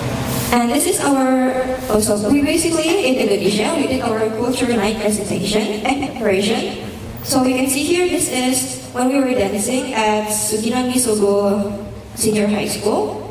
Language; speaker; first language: English; non-native, fluent; Indonesian